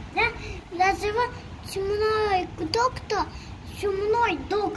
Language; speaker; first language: Russian; early bilingual, other home language; Tajik